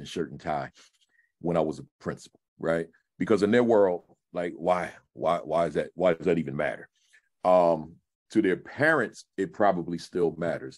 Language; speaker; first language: English; native; English